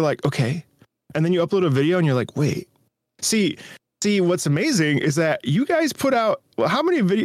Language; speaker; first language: English; early bilingual, other home language; Italian